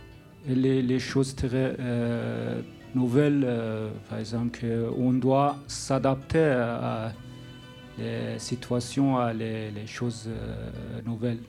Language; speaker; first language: French; non-native, learner; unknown